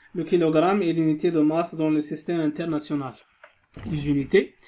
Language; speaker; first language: French; non-native, local second language; Arabic